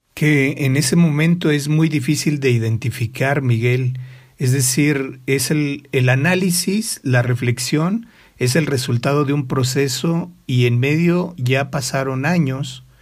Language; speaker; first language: Spanish; native; Spanish